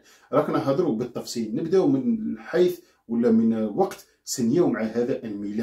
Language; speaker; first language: Arabic; native; Arabic